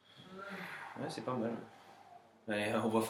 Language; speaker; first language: French; native; French